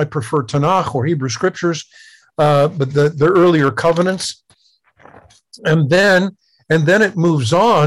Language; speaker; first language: English; native; English